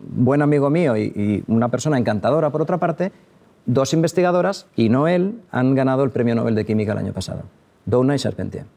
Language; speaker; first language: Spanish; native; Spanish